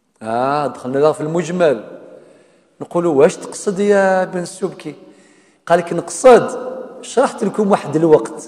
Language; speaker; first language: Arabic; non-native, local second language; Kabyle